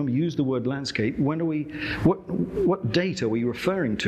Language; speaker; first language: English; native; English